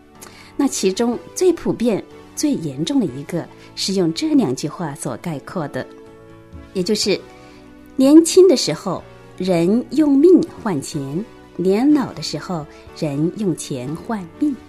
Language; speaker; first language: Chinese; native; Chinese